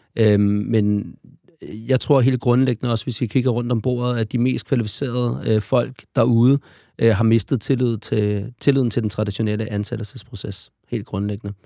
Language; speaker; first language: Danish; native; Danish